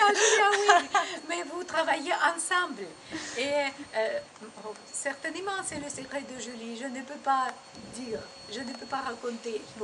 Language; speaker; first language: French; non-native, learner; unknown